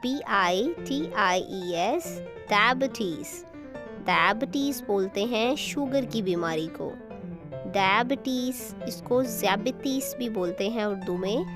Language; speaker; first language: Urdu; native; Urdu